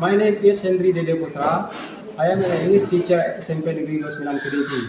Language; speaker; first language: English; non-native, learner; Indonesian